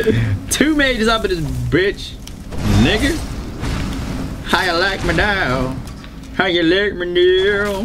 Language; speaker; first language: English; native; English